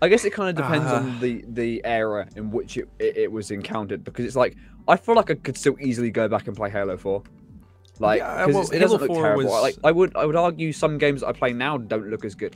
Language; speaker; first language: English; native; English